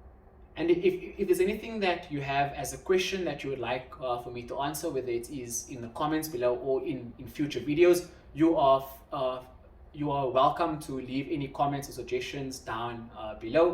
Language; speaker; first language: English; non-native, local second language; Afrikaans